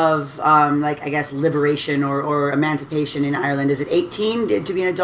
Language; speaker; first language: English; native; English